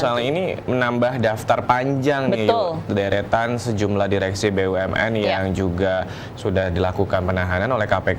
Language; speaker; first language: Indonesian; native; Indonesian